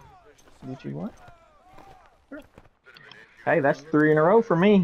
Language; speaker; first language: English; native; English